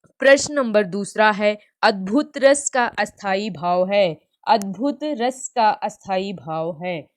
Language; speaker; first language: Hindi; native; Hindi